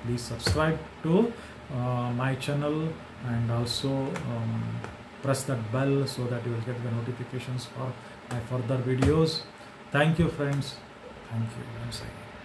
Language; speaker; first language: English; non-native, local second language; Kannada